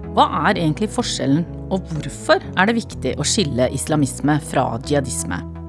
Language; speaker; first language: Norwegian; native; Norwegian